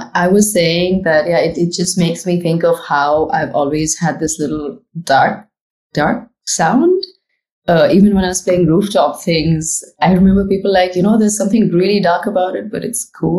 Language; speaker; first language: English; non-native, local second language; Marathi